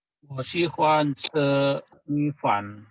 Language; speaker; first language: Chinese; non-native, learner; Indonesian